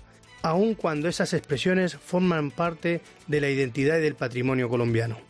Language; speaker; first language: Spanish; native; Spanish